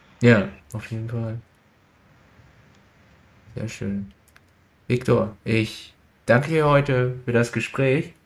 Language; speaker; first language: German; non-native, learner; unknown